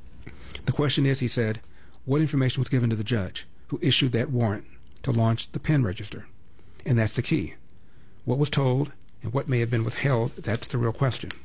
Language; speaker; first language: English; native; English